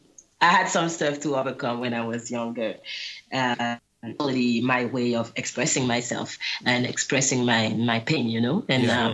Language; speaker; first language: English; non-native, fluent; Guadeloupean Creole French